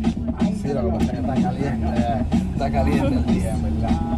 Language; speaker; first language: Spanish; native; Spanish